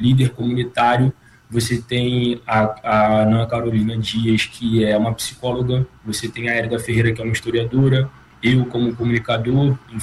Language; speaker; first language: Portuguese; native; Portuguese